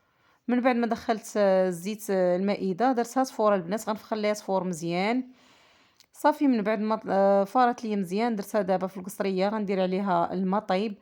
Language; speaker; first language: Arabic; native; Arabic